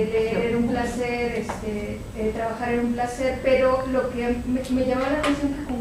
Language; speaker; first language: Spanish; native; Spanish